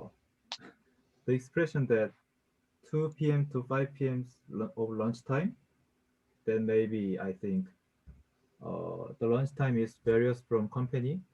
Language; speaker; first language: English; non-native, learner; Korean